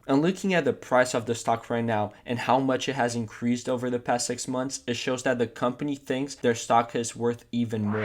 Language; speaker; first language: English; non-native, fluent; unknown